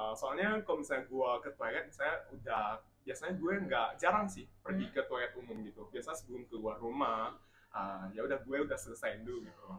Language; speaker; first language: Indonesian; native; Indonesian